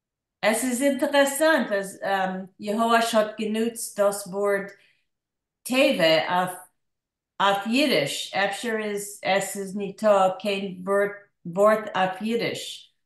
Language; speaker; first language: German; non-native, learner; English